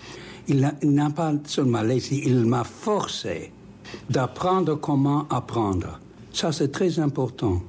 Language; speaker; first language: French; non-native, fluent; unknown